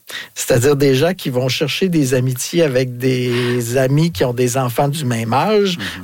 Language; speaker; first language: French; native; French